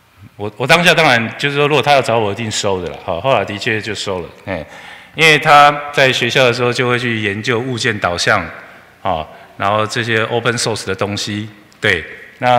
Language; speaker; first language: Chinese; native; Chinese